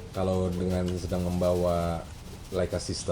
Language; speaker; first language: Indonesian; native; Indonesian